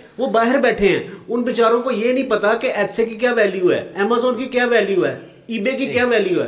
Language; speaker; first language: Urdu; non-native, local second language; Punjabi